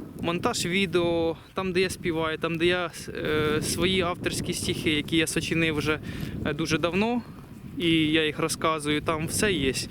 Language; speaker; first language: Ukrainian; native; Ukrainian